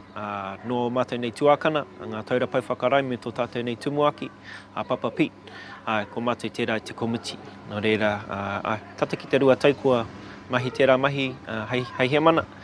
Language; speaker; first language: Māori; non-native, local second language; English